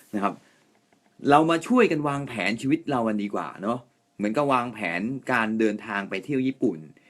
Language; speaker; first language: Thai; non-native, fluent; Japanese